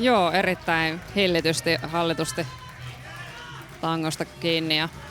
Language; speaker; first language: Finnish; native; Finnish